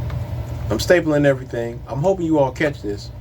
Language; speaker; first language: English; native; English